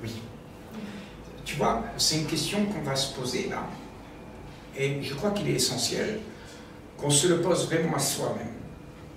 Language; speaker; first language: French; native; French